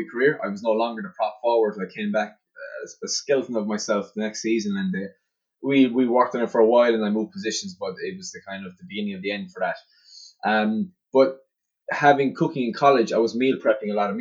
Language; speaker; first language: English; native; English